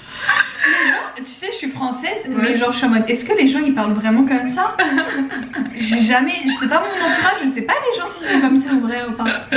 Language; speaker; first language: French; native; French